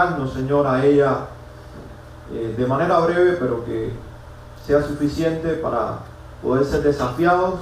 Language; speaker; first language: Spanish; native; Spanish